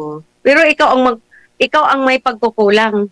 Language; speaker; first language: Filipino; non-native, local second language; Cebuano